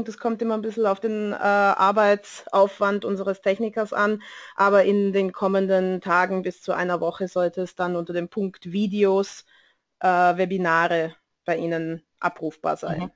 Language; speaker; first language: German; native; German